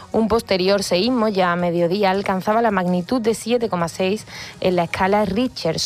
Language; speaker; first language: Spanish; native; Spanish